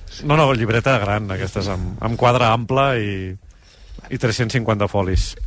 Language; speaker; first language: Catalan; native; Catalan